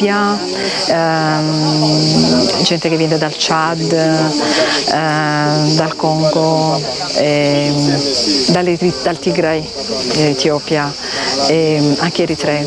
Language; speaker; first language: Italian; non-native, fluent; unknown